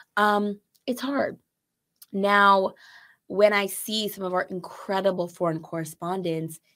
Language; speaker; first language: English; native; English